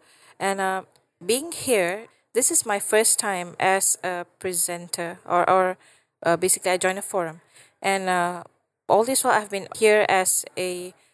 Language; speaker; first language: English; non-native, local second language; Malay